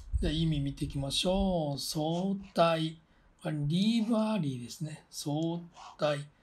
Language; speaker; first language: Japanese; native; Japanese